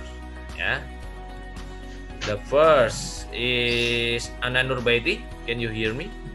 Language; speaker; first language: English; non-native, learner; Indonesian